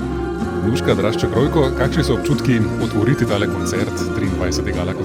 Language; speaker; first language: Slovenian; native; Slovenian